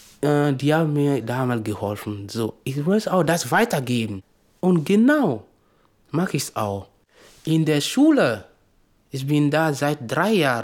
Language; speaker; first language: German; non-native, learner; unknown